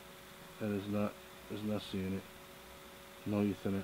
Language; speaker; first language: English; native; English